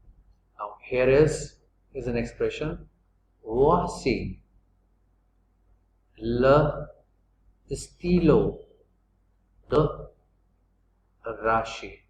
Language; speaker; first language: French; non-native, fluent; Hindi